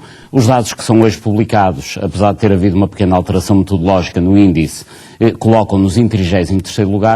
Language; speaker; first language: Portuguese; native; Portuguese